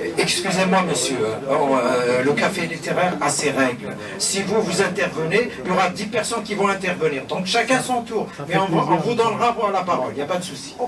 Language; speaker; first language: French; non-native, local second language; Kabyle